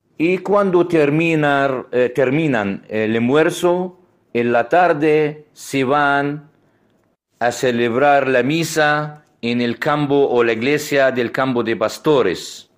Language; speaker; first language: Spanish; non-native, fluent; Arabic